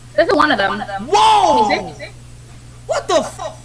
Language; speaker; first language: English; non-native, fluent; Spanish